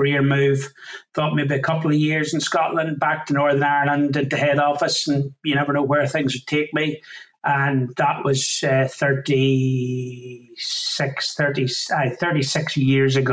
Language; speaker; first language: English; native; English